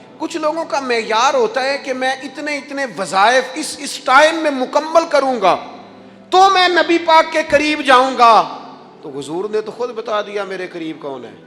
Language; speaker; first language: Urdu; non-native, local second language; Punjabi